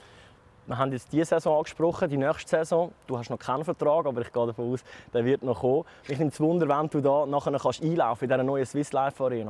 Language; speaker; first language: German; native; German